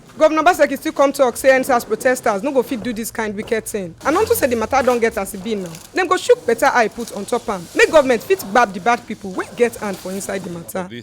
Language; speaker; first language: Nigerian Pidgin; native; Nigerian Pidgin